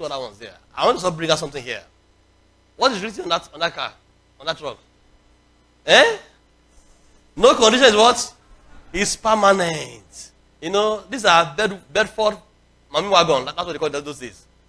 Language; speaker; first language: English; non-native, local second language; Yoruba